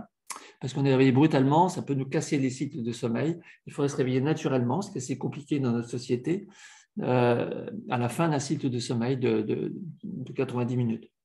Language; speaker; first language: French; native; French